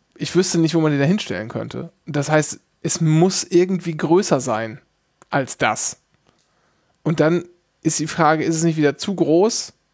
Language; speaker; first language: German; native; German